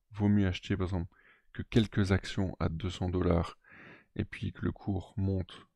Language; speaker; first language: French; native; French